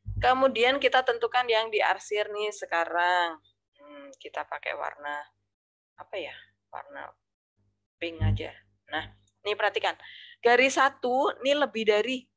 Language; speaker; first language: Indonesian; native; Indonesian